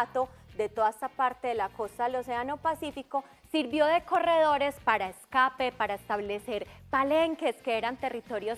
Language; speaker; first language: Spanish; native; Spanish